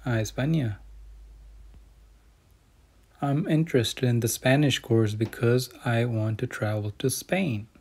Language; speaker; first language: English; non-native, fluent; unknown